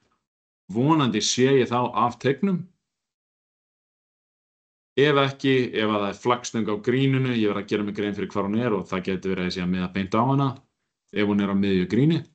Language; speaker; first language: Icelandic; native; Icelandic